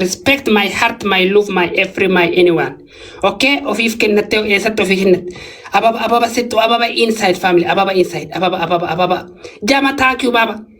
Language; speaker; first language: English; non-native, learner; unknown